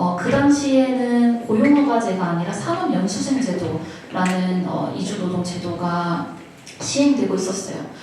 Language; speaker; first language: Korean; early bilingual, other home language; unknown